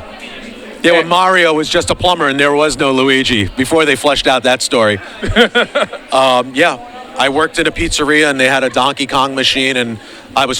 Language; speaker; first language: English; native; English